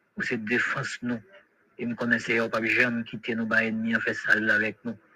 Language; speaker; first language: French; non-native, local second language; Haitian Creole